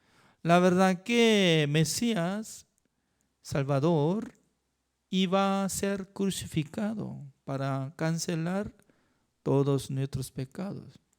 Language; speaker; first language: Spanish; non-native, learner; Korean